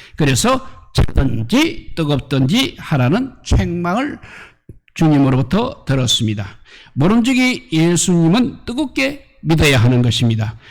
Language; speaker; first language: Korean; native; Korean